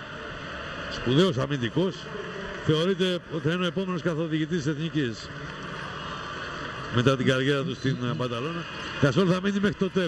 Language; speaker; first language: Greek; native; Greek